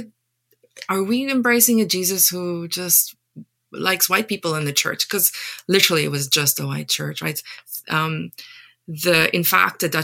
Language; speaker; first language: English; non-native, local second language; Afrikaans